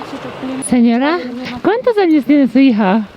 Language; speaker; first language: Spanish; non-native, learner; Polish